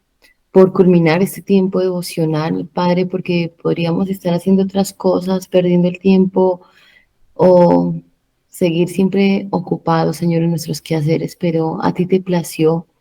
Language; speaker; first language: Spanish; native; Spanish